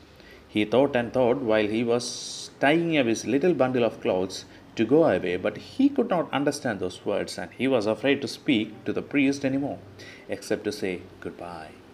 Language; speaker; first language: English; non-native, local second language; Malayalam